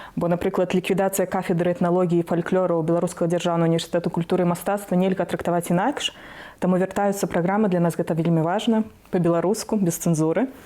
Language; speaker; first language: Belarusian; non-native, local second language; Russian